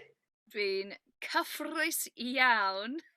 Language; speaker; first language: Welsh; non-native, learner; English